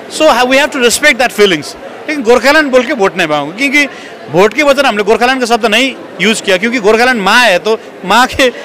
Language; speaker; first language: Hindi; non-native, local second language; Nepali